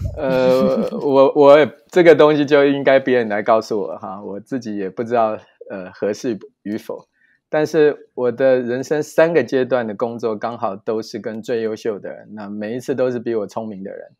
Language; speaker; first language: Chinese; native; Chinese